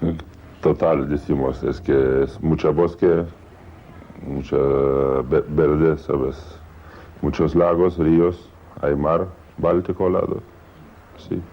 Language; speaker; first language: Spanish; non-native, learner; Lithuanian